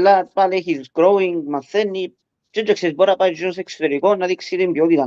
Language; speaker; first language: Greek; early bilingual, heritage; Greek